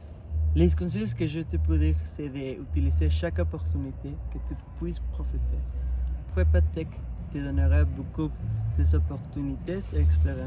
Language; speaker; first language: French; non-native, learner; Spanish